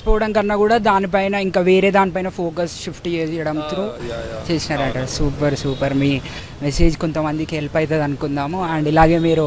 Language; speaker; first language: Telugu; native; Telugu